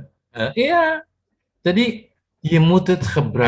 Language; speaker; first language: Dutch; non-native, fluent; Indonesian